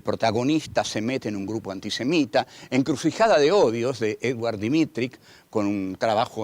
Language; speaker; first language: Spanish; native; Spanish